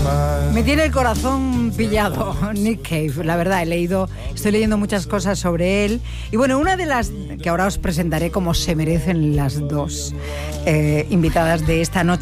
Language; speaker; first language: Spanish; native; Spanish